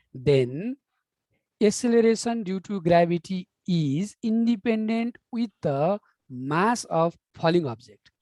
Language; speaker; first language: English; non-native, local second language; Nepali